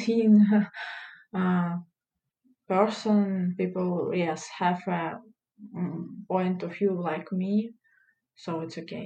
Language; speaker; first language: English; non-native, learner; Russian